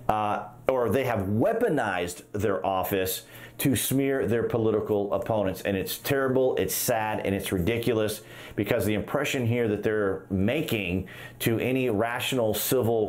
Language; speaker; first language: English; native; English